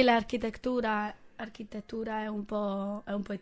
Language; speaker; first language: Italian; non-native, fluent; English